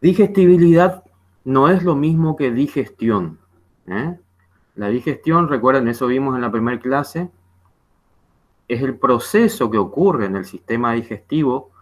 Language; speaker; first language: Spanish; native; Spanish